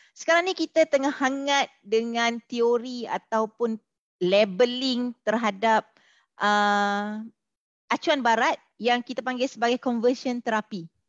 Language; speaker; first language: Malay; native; Malay